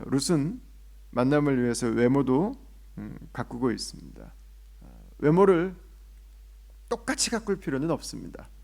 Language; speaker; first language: Korean; native; Korean